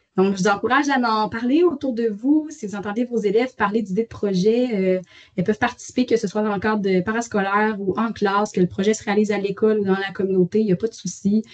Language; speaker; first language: French; native; French